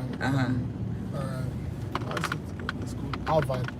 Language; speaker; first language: English; non-native, fluent; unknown